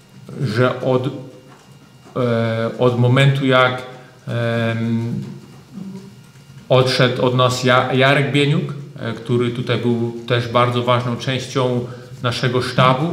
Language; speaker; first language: Polish; early bilingual, heritage; German